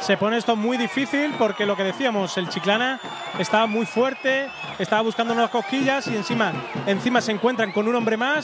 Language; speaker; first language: Spanish; native; Spanish